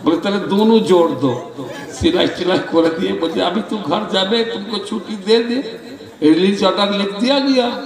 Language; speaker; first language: Hindi; non-native, local second language; Bangla